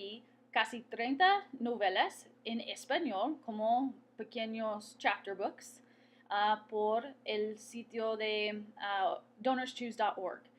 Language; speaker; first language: Spanish; non-native, fluent; English